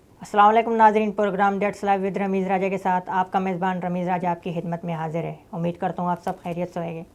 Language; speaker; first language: Urdu; non-native, local second language; Punjabi